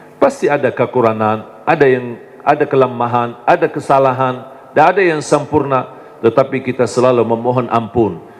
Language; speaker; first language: Indonesian; non-native, fluent; Arabic